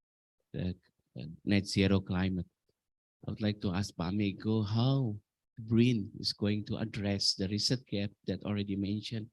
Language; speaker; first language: English; non-native, fluent; Indonesian